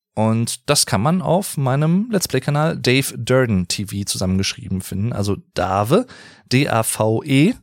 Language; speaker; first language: German; native; German